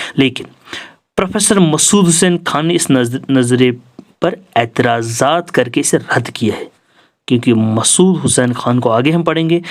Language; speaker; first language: Urdu; non-native, local second language; Kashmiri